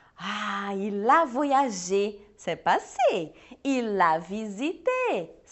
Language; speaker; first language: French; non-native, fluent; Portuguese